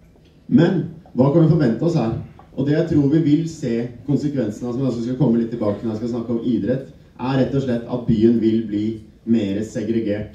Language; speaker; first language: Norwegian; native; Norwegian